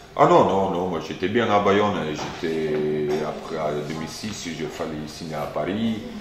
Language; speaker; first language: French; non-native, fluent; Afrikaans